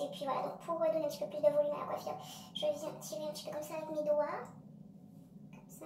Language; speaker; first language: French; native; French